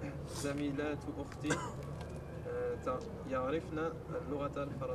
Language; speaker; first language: Arabic; non-native, learner; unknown